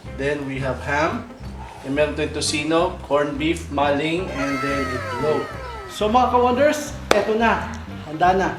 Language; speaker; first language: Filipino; non-native, local second language; Cebuano